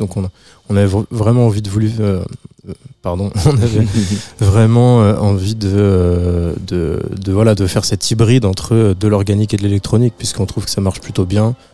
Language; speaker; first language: French; native; French